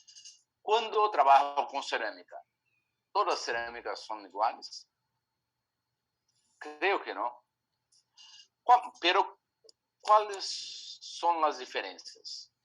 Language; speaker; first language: Spanish; non-native, fluent; Portuguese